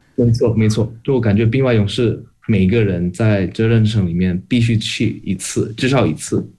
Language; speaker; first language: Chinese; non-native, fluent; Indonesian